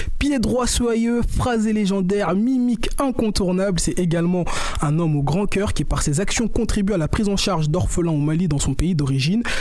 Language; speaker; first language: French; native; French